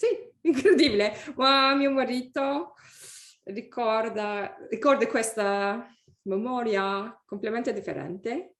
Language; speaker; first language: Italian; non-native, learner; English